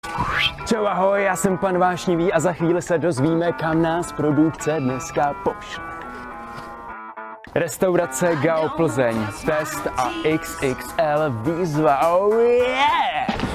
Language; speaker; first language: Czech; native; Czech